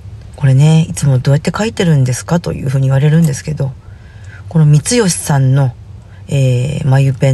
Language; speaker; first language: Japanese; native; Japanese